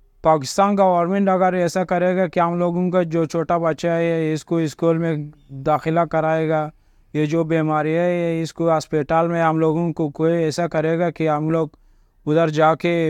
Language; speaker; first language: Urdu; non-native, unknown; Persian